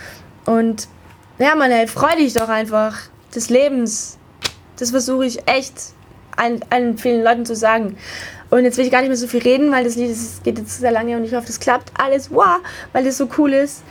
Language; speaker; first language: German; native; German